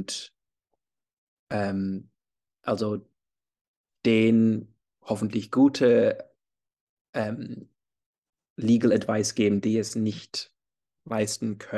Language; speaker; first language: German; early bilingual, heritage; English